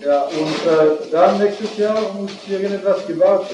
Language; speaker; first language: German; non-native, fluent; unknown